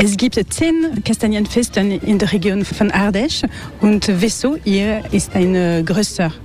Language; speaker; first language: German; non-native, learner; French